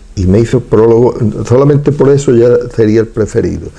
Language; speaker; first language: Spanish; native; Spanish